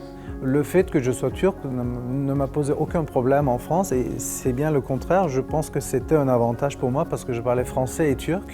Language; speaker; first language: French; non-native, fluent; Turkish